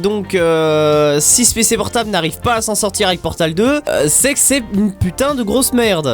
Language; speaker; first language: French; native; French